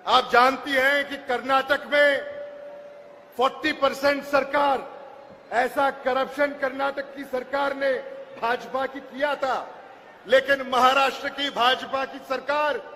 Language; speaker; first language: Hindi; non-native, local second language; Marathi